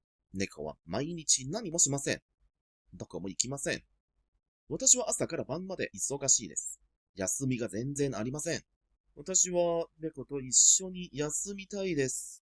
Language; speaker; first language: Japanese; non-native, fluent; Cantonese